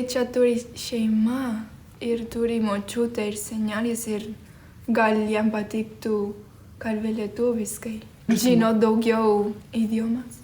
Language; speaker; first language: Lithuanian; early bilingual, heritage; Spanish